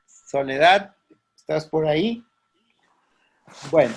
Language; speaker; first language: Spanish; native; Spanish